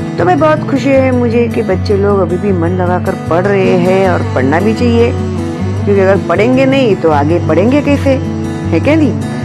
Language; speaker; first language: Hindi; non-native, local second language; Marathi